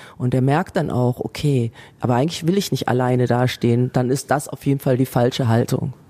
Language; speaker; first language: German; native; German